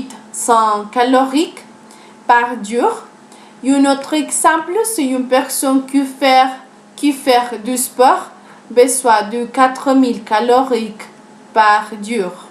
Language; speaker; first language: French; non-native, learner; Spanish